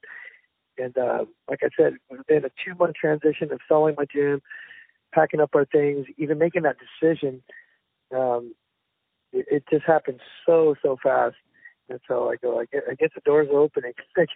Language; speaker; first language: English; native; English